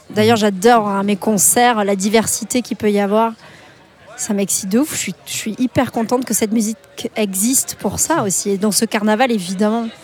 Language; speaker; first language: French; native; French